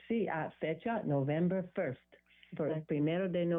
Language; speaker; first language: Spanish; non-native, learner; English